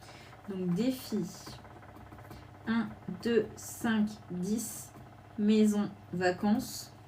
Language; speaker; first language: French; native; French